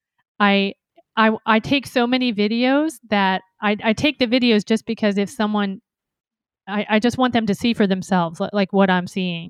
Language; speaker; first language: English; native; English